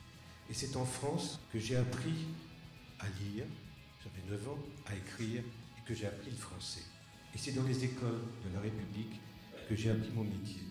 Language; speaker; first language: French; early bilingual, other home language; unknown